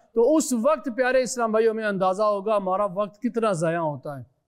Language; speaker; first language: Urdu; early bilingual, other home language; Punjabi